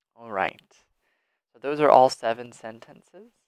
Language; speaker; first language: English; native; English